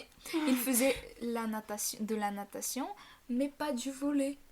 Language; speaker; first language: French; non-native, fluent; Bulgarian